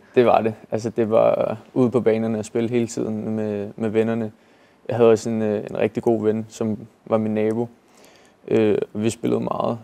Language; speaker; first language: Danish; native; Danish